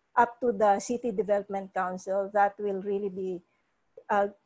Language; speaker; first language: English; non-native, local second language; Cebuano